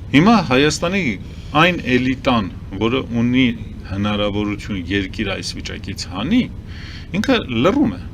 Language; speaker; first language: Armenian; early bilingual, heritage; Armenian